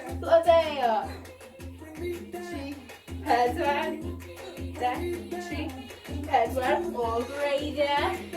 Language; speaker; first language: Welsh; non-native, local second language; English